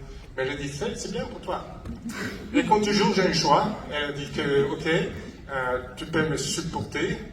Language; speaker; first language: French; non-native, fluent; English